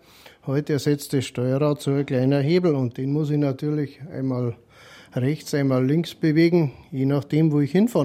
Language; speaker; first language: German; native; German